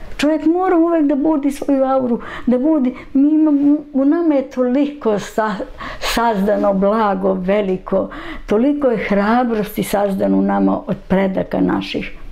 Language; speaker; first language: Serbian; native; Serbian